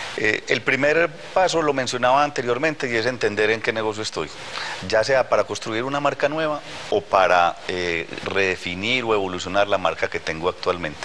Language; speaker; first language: Spanish; native; Spanish